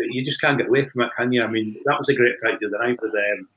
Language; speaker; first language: English; native; English